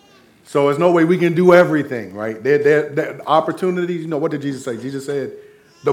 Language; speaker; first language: English; native; English